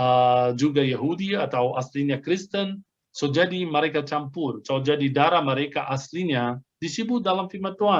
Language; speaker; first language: Indonesian; non-native, fluent; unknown